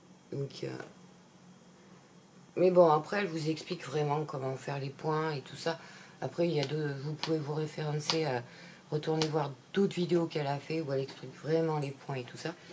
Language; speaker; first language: French; native; French